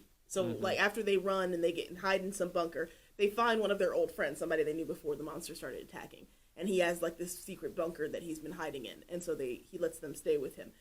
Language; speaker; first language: English; native; English